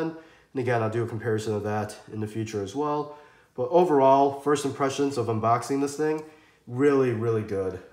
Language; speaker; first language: English; native; English